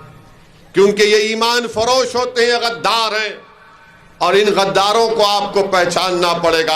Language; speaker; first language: Urdu; native; Urdu